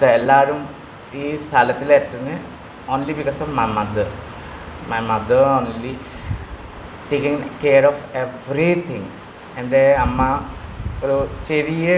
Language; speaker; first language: Malayalam; non-native, local second language; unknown